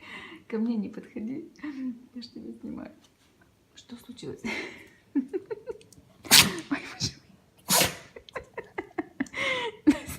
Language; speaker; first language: Russian; native; Russian